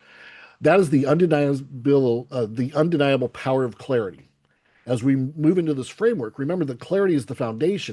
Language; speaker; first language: English; native; English